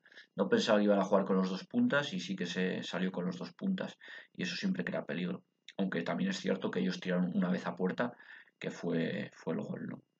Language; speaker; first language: Spanish; native; Spanish